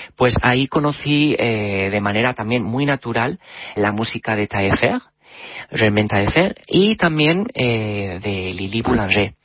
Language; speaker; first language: Spanish; native; Spanish